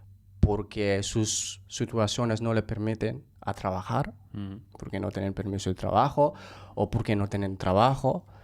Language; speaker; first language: Spanish; non-native, fluent; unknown